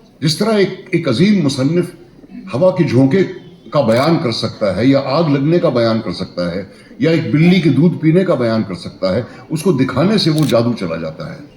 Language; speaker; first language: Urdu; native; Urdu